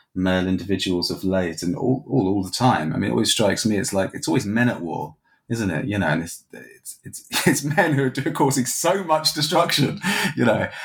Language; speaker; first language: English; native; English